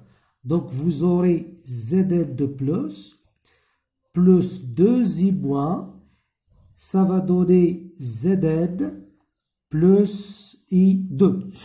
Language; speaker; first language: French; non-native, local second language; Arabic